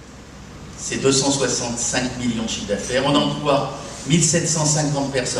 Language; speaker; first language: French; native; French